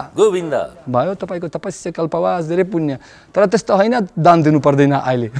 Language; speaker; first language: Nepali; non-native, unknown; Russian